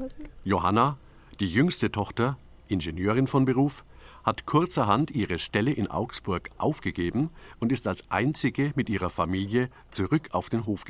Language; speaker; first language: German; native; German